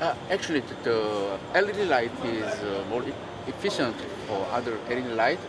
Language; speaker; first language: English; non-native, learner; Korean